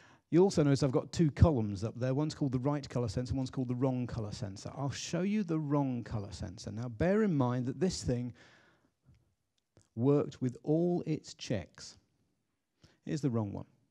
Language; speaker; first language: English; native; English